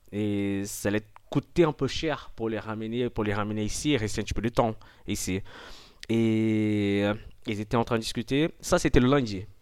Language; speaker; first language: French; non-native, fluent; Portuguese